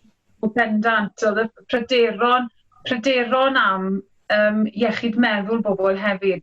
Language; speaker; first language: Welsh; native; Welsh